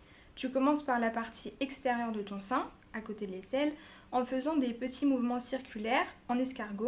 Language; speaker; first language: French; native; French